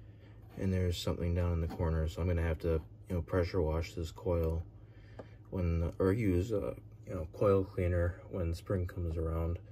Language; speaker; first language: English; native; English